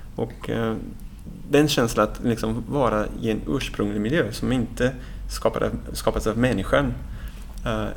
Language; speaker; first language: Swedish; non-native, fluent; Portuguese